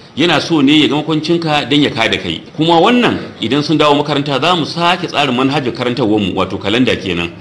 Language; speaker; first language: Hausa; native; Hausa